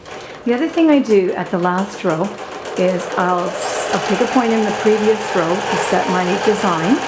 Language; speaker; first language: English; native; English